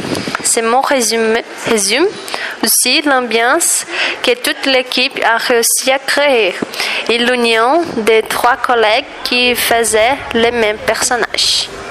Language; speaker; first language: French; non-native, learner; Portuguese